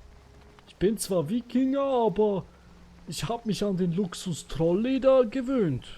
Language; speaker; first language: German; native; German